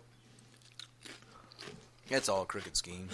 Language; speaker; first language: English; native; English